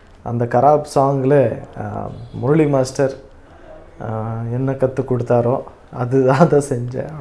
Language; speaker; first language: Tamil; non-native, learner; Kannada